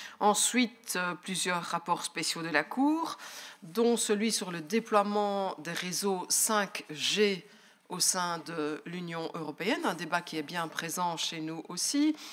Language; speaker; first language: French; native; French